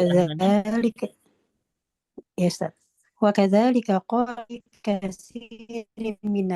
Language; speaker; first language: Arabic; non-native, learner; Indonesian